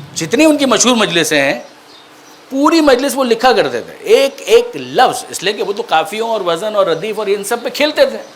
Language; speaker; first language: Urdu; non-native, local second language; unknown